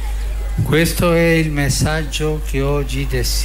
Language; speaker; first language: Italian; early bilingual, heritage; Spanish